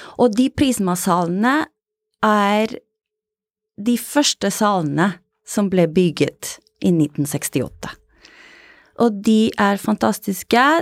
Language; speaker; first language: Norwegian; non-native, fluent; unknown